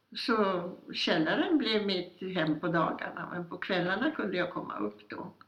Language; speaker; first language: Swedish; early bilingual, other home language; Polish